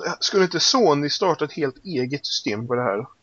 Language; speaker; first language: Swedish; native; Swedish